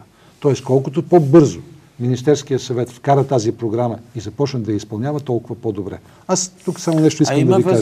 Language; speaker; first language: Bulgarian; native; Bulgarian